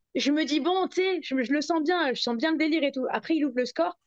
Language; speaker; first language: French; native; French